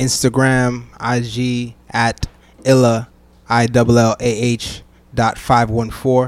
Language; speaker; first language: English; non-native, fluent; Arabic